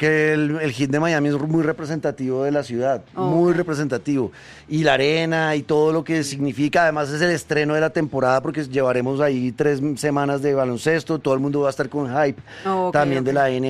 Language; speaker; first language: Spanish; native; Spanish